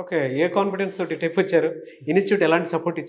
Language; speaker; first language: Telugu; native; Telugu